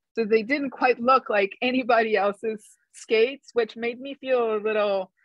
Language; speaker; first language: English; non-native, fluent; Spanish